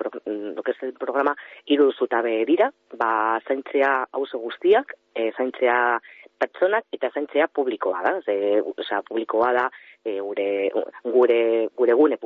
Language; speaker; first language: Basque; non-native, local second language; Spanish